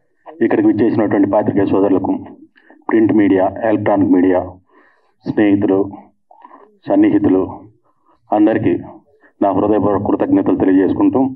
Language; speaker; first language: Telugu; native; Telugu